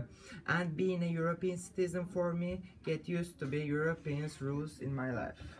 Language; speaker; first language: English; non-native, learner; Turkish